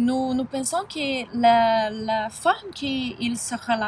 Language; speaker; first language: French; non-native, learner; Spanish